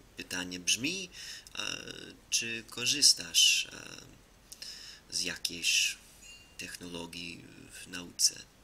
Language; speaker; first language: Polish; non-native, learner; English